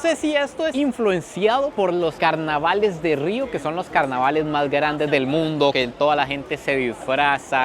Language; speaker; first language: Spanish; native; Spanish